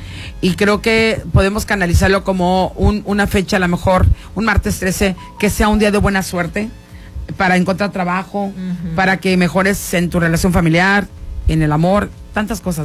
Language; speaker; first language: Spanish; native; Spanish